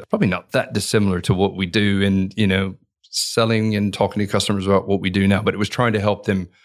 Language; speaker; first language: English; native; English